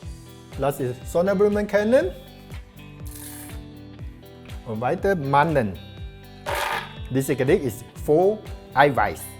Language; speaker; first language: German; non-native, learner; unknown